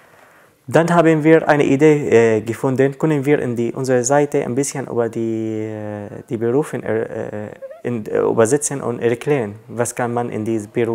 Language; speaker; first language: German; non-native, learner; Arabic